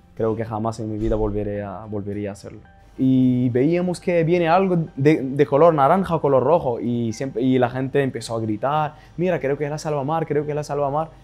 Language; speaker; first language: Spanish; non-native, fluent; Arabic